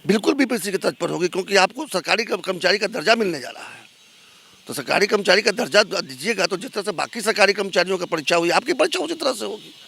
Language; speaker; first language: Hindi; native; Hindi